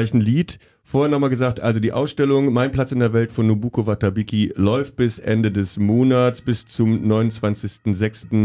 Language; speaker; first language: German; native; German